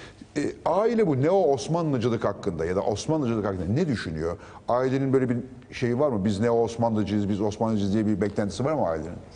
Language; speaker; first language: Turkish; native; Turkish